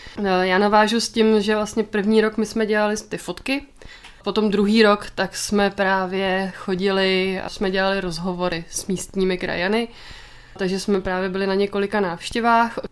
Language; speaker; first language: Czech; native; Czech